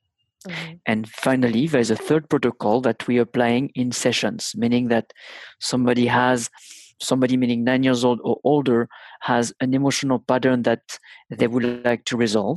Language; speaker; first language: English; non-native, fluent; French